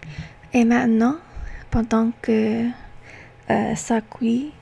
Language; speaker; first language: French; non-native, learner; English